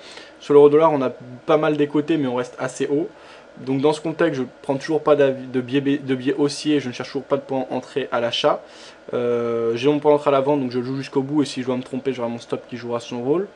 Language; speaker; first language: French; native; French